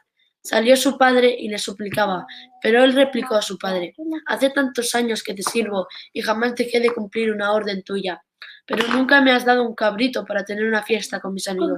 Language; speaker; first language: Spanish; native; Spanish